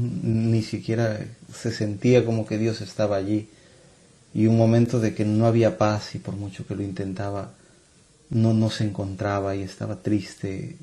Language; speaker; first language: Spanish; native; Spanish